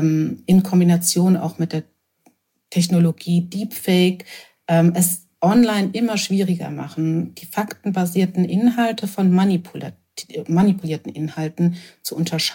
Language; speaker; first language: German; native; German